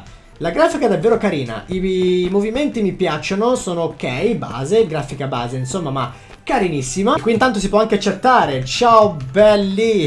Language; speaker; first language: Italian; native; Italian